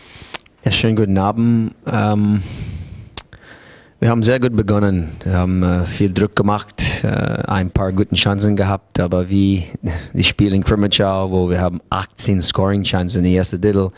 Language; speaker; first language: German; non-native, fluent; English